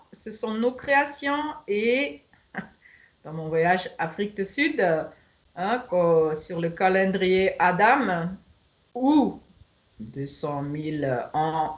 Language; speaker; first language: French; non-native, fluent; German